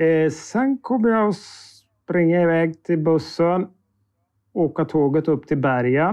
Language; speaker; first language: Swedish; native; Swedish